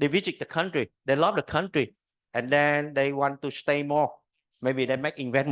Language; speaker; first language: English; non-native, learner; Vietnamese